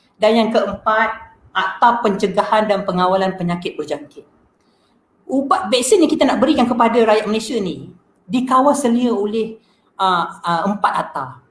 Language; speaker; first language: Malay; native; Malay